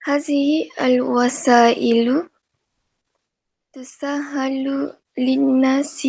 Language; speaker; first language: Arabic; non-native, learner; Malay